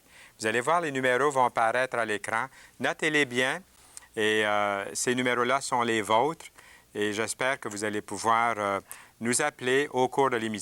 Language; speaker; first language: French; native; French